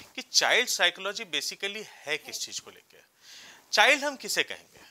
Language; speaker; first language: Hindi; native; Hindi